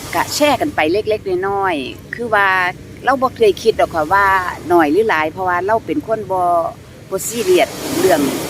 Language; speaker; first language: Thai; non-native, local second language; Northeastern Thai